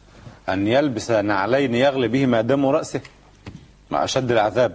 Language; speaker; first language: Arabic; native; Arabic